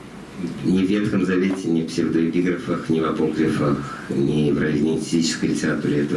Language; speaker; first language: Russian; native; Russian